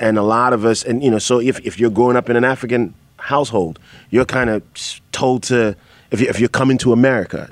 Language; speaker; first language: English; non-native, local second language; Akan